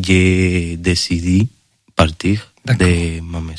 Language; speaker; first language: French; non-native, learner; Spanish